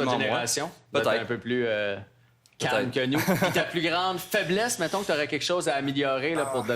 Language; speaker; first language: French; native; French